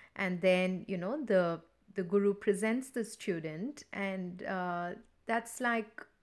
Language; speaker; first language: English; non-native, local second language; Tamil